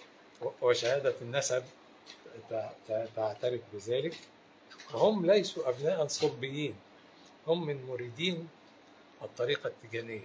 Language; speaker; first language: Arabic; native; Arabic